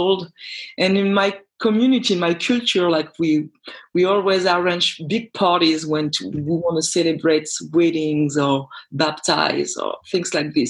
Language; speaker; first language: English; non-native, fluent; French